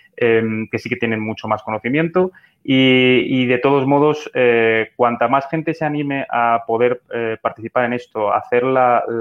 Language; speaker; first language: Spanish; native; Spanish